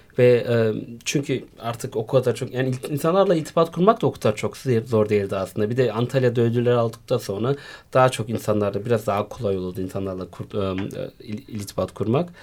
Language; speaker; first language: Turkish; early bilingual, heritage; Turkish